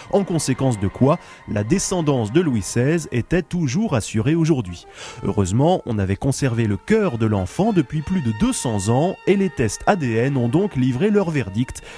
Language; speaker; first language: French; native; French